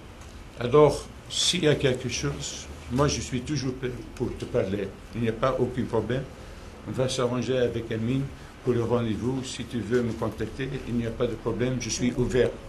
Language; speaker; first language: French; non-native, local second language; Dutch